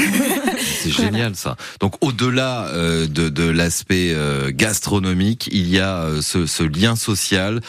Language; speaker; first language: French; native; French